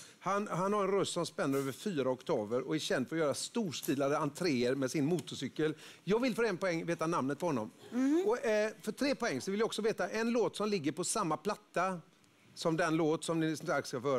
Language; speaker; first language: Swedish; native; Swedish